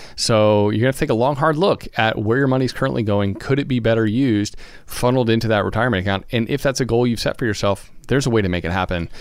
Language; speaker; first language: English; native; English